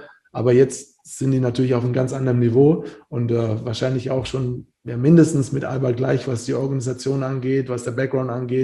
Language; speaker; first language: German; native; German